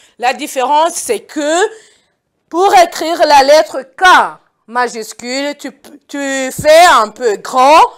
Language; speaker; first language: French; non-native, local second language; Kinyarwanda